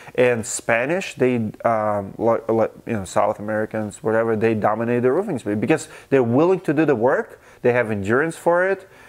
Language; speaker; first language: English; non-native, fluent; Russian